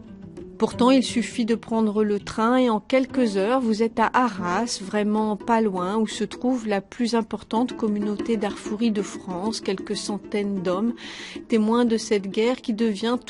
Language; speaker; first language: French; native; French